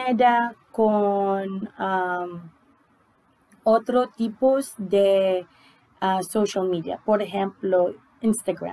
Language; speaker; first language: Spanish; non-native, learner; English